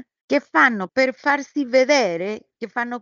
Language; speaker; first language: Italian; non-native, fluent; Spanish